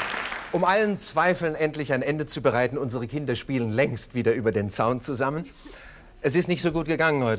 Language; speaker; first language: German; native; German